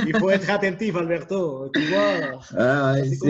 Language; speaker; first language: French; non-native, fluent; Spanish